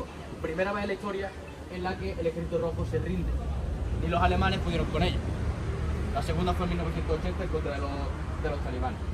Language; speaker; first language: Spanish; native; Spanish